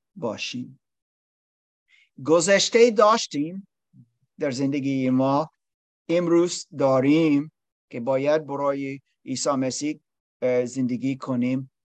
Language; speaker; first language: Persian; non-native, learner; English